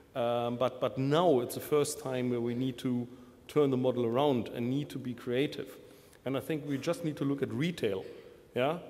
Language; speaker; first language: English; non-native, fluent; German